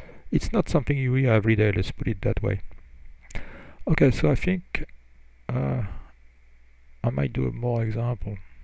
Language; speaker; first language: English; non-native, fluent; French